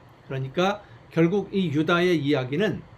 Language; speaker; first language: Korean; native; Korean